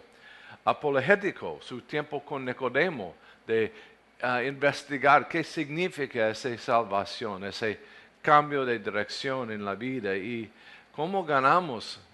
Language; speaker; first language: Spanish; non-native, fluent; English